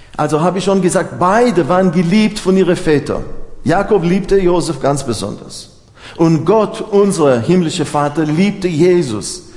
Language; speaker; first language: German; non-native, fluent; Hebrew